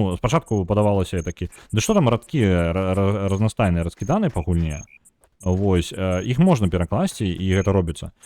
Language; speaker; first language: Belarusian; non-native, local second language; Russian